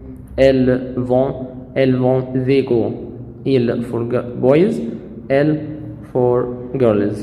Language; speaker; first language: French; non-native, fluent; Arabic